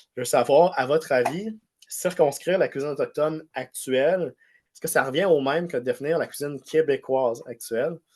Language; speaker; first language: French; native; French